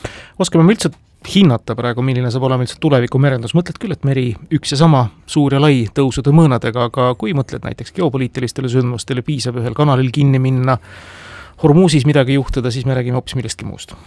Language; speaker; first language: Estonian; native; Estonian